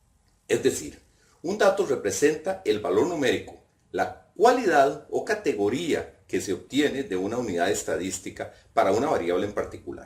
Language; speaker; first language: Spanish; native; Spanish